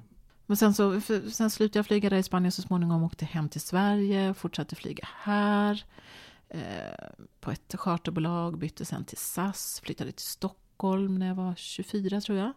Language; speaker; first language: Swedish; native; Swedish